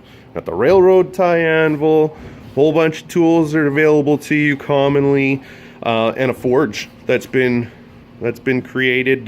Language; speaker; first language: English; native; English